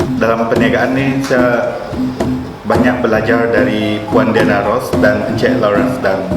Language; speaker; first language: Malay; non-native, local second language; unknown